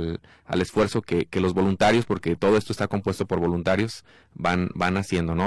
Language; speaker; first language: Spanish; native; Spanish